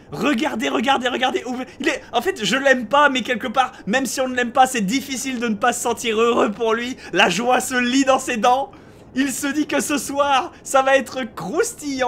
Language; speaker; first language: French; native; French